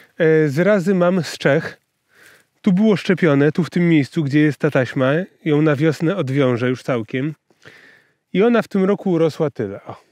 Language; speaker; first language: Polish; native; Polish